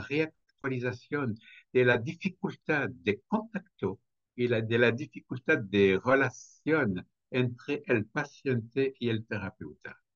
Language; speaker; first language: Spanish; non-native, fluent; French